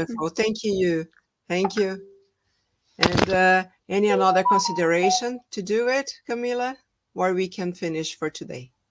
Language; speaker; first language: English; non-native, fluent; Portuguese